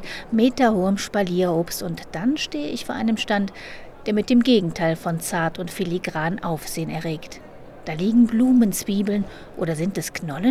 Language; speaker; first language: German; native; German